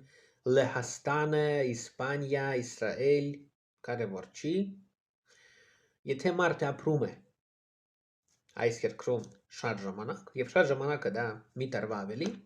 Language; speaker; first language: Armenian; non-native, fluent; Russian